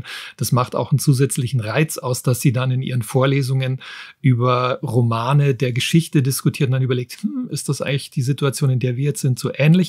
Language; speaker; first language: German; native; German